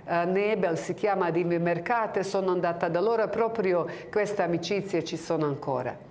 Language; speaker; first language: Italian; non-native, fluent; Croatian